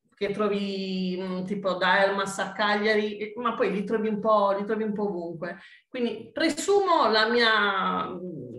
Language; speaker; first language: Italian; native; Italian